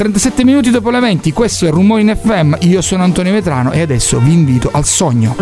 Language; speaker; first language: Italian; native; Italian